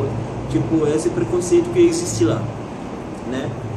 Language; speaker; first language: Portuguese; non-native, learner; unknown